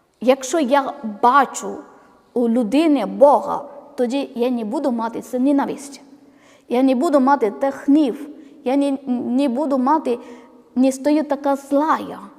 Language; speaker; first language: Ukrainian; non-native, learner; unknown